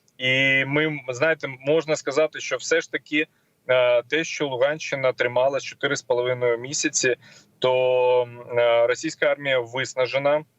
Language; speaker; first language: Ukrainian; non-native, local second language; Russian